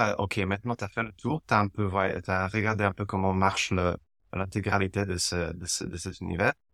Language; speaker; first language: French; non-native, fluent; Slovak